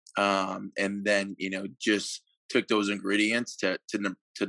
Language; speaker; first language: English; native; English